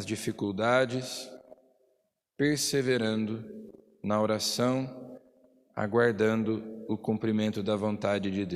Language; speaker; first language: Portuguese; native; Portuguese